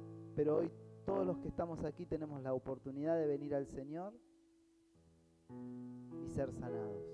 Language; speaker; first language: Spanish; native; Spanish